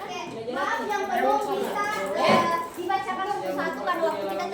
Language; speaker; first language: Indonesian; native; Indonesian